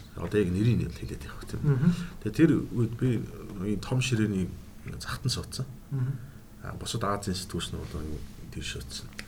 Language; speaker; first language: Mongolian; native; Mongolian